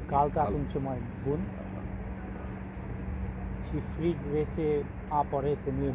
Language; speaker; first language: Romanian; non-native, learner; Bangla